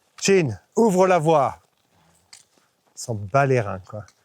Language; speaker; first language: French; native; French